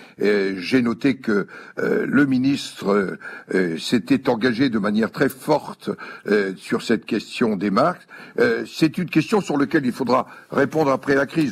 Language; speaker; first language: French; native; French